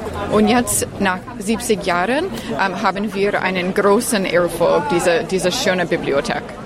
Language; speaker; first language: German; non-native, learner; English